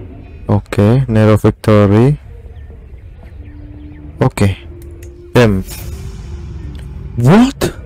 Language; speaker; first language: English; non-native, learner; Indonesian